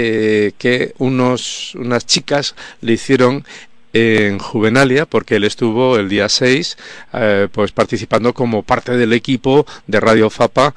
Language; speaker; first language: Spanish; native; Spanish